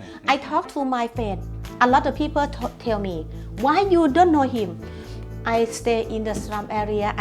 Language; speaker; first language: English; non-native, learner; Thai